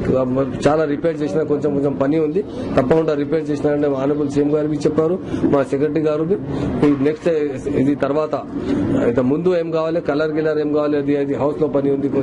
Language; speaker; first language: Telugu; non-native, local second language; Urdu